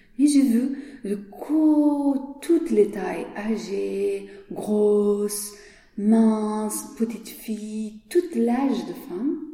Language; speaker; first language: French; non-native, learner; Persian